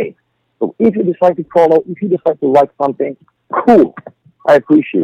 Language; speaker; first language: English; non-native, fluent; Polish